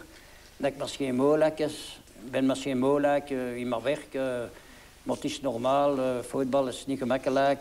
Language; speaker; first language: Dutch; non-native, local second language; French